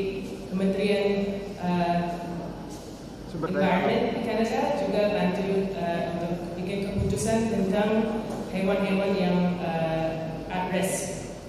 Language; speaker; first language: Indonesian; non-native, fluent; English